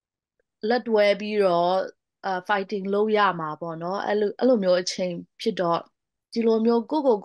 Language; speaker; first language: Burmese; non-native, local second language; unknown